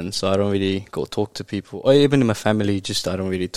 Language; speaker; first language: English; non-native, fluent; Japanese